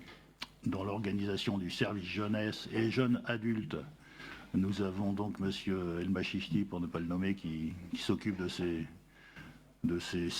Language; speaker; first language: French; native; French